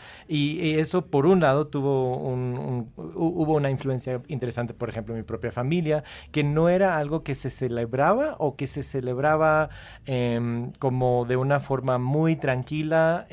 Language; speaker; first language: Spanish; non-native, fluent; English